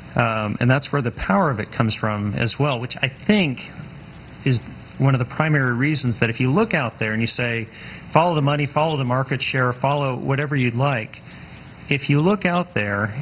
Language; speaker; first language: English; native; English